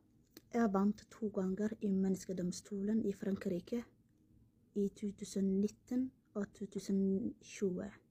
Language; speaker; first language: Norwegian; non-native, learner; Somali